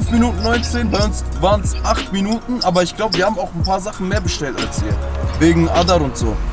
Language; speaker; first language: German; native; German